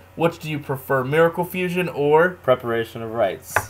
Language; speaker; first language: English; native; English